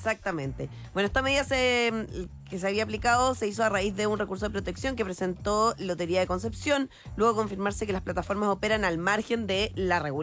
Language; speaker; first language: Spanish; native; Spanish